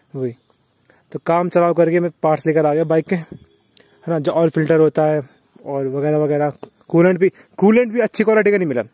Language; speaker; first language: Hindi; native; Hindi